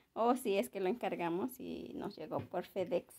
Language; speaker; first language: Spanish; native; Spanish